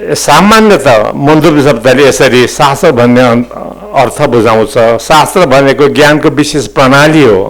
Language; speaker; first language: Nepali; non-native, local second language; Limburgish